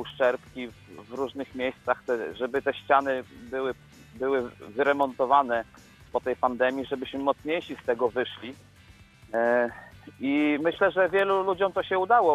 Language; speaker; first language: Polish; native; Polish